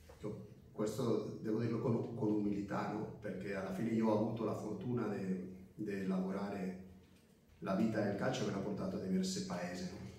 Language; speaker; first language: Italian; non-native, fluent; Spanish